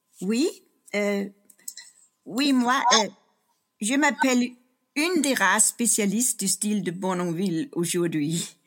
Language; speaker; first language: French; non-native, fluent; Danish